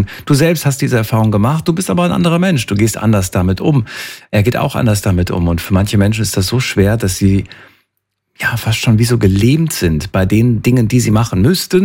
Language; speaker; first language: German; native; German